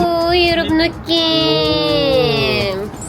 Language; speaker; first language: Korean; non-native, learner; Filipino